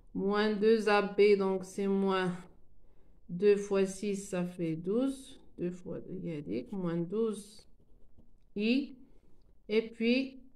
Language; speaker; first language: French; non-native, local second language; Arabic